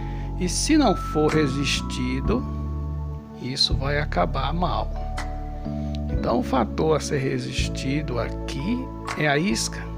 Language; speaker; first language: Portuguese; native; Portuguese